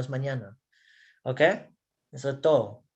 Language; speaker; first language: Spanish; non-native, learner; English